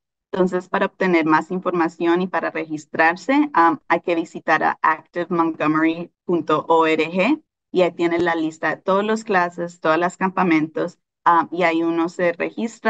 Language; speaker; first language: Spanish; early bilingual, heritage; Spanish